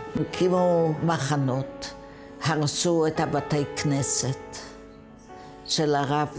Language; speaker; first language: Hebrew; non-native, fluent; Yiddish